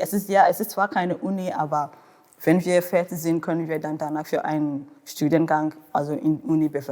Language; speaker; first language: German; non-native, fluent; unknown